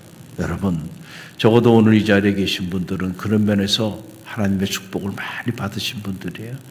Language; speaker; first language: Korean; native; Korean